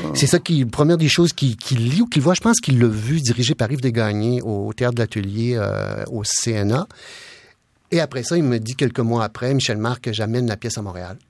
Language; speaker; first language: French; native; French